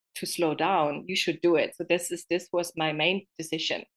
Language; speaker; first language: English; non-native, fluent; German